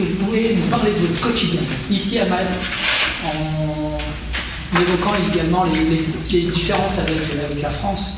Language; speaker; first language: French; native; French